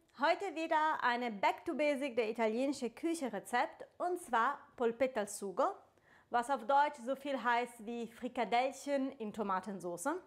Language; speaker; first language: German; non-native, fluent; Italian